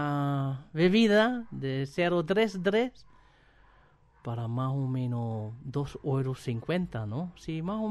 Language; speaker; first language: Spanish; non-native, fluent; German